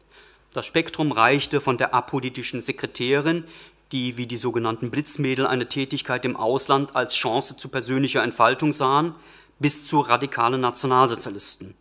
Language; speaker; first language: German; native; German